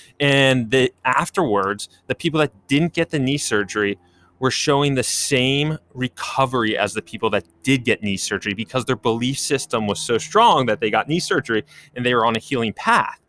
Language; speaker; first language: English; native; English